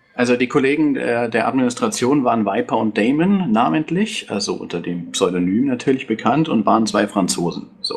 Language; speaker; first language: German; native; German